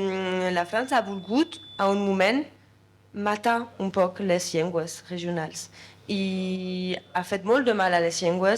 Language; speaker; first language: Catalan; non-native, local second language; French